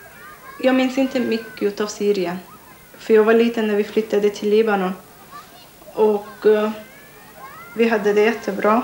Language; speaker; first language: Swedish; non-native, learner; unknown